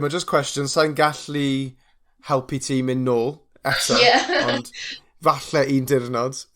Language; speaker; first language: Welsh; non-native, fluent; English